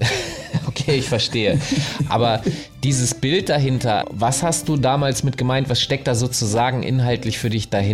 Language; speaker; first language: German; native; German